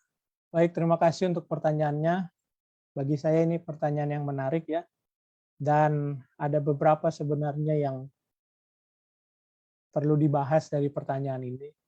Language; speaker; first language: Indonesian; native; Indonesian